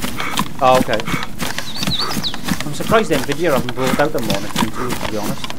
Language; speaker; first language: English; native; English